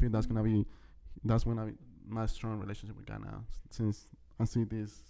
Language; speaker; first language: English; early bilingual, other home language; Spanish